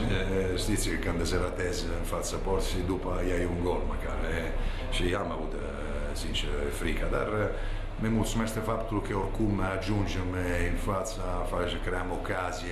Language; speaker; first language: Romanian; non-native, fluent; Italian